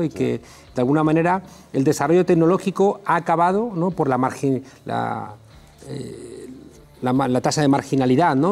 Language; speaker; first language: Spanish; native; Spanish